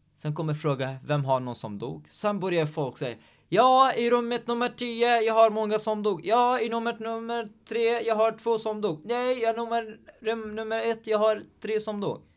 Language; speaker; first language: Swedish; non-native, fluent; Arabic